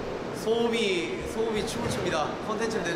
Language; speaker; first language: Korean; native; Korean